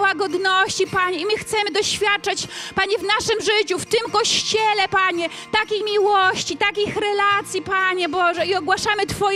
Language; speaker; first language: Polish; native; Polish